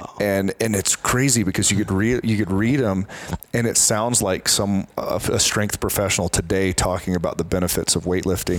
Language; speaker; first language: English; native; English